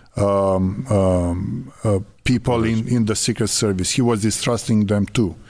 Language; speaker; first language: English; non-native, fluent; Romanian